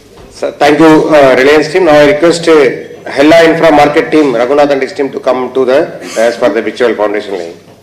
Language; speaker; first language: English; non-native, local second language; Telugu